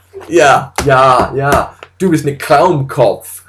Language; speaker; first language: German; non-native, learner; English